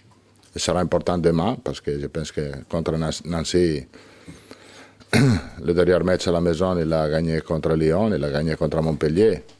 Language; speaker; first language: French; non-native, learner; Italian